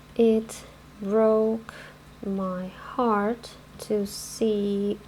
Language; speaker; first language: English; non-native, fluent; Ukrainian